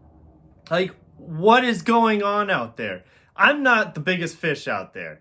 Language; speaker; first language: English; native; English